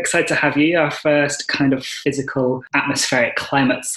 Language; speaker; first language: English; native; English